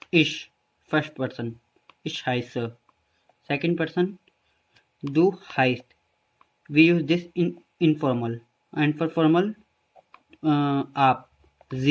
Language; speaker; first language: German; non-native, learner; Hindi